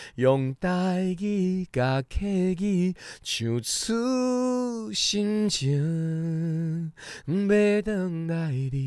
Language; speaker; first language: Chinese; non-native, local second language; Hakka Chinese